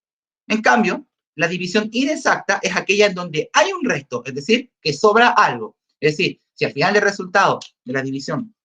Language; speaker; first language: Spanish; native; Spanish